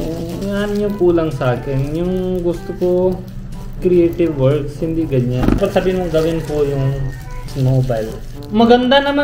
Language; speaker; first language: Filipino; non-native, learner; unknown